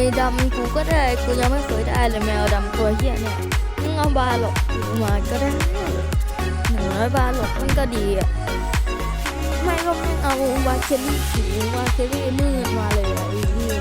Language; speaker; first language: Thai; native; Thai